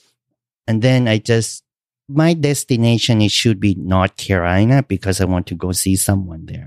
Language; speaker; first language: English; non-native, learner; Thai